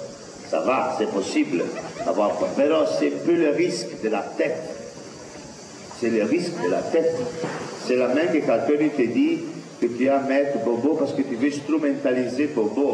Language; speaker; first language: French; non-native, fluent; Italian